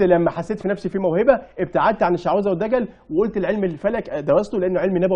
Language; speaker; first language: Arabic; native; Arabic